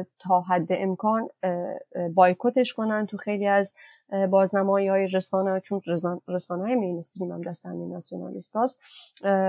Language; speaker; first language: Persian; non-native, local second language; Kurdish